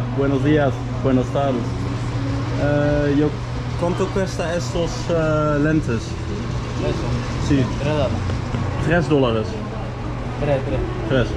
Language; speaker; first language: Spanish; non-native, learner; Dutch